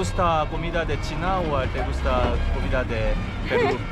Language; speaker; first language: Spanish; non-native, learner; Korean